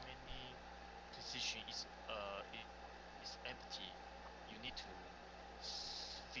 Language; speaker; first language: English; non-native, learner; Chinese